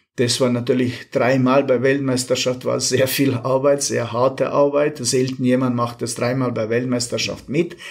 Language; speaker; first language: German; non-native, fluent; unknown